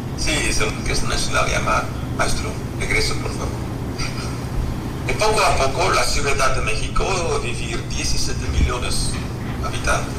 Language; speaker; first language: Spanish; non-native, learner; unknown